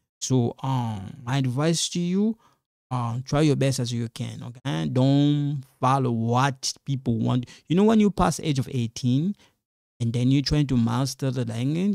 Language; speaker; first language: English; non-native, fluent; Lingala